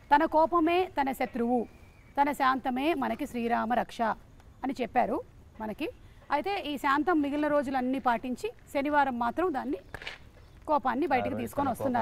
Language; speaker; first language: Telugu; native; Telugu